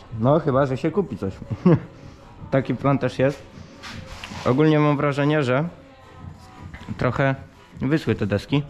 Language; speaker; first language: Polish; native; Polish